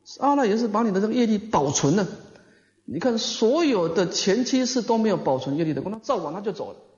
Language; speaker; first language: Chinese; native; Chinese